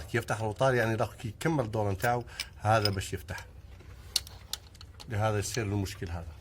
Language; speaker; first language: Arabic; native; Arabic